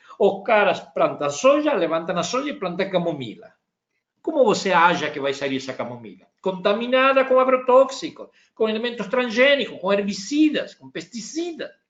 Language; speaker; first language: Portuguese; non-native, fluent; Spanish